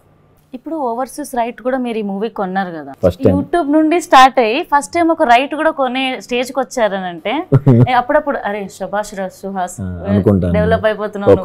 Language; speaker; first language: Telugu; native; Telugu